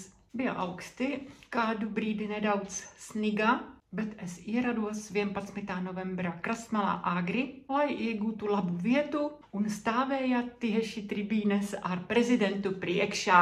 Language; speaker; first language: Latvian; non-native, fluent; Czech